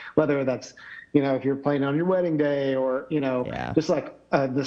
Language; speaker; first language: English; native; English